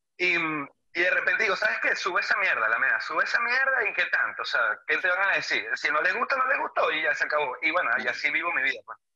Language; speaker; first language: Spanish; native; Spanish